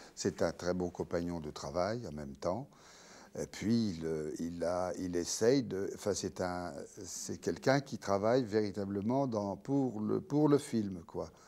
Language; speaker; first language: French; native; French